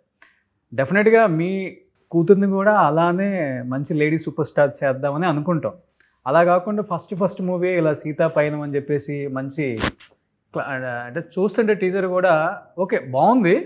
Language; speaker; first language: Telugu; native; Telugu